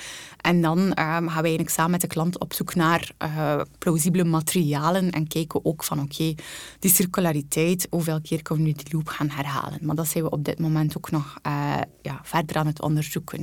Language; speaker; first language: Dutch; native; Dutch